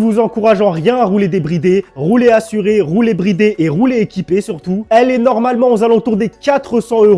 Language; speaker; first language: French; native; French